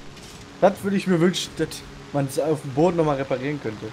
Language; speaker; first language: German; native; German